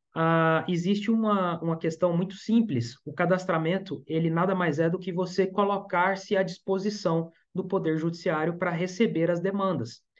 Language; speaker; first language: Portuguese; native; Portuguese